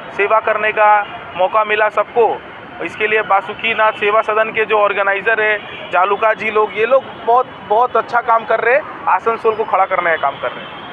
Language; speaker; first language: Hindi; native; Hindi